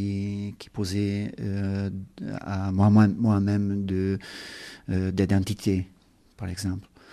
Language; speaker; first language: French; non-native, learner; Hungarian